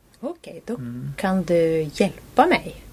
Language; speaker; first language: Swedish; non-native, learner; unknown